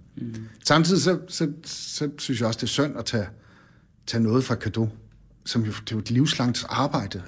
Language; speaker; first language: Danish; native; Danish